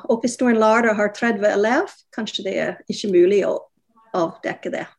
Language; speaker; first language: Norwegian; non-native, fluent; English